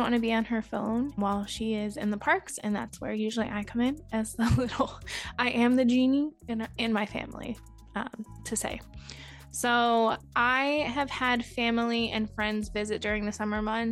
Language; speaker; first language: English; native; English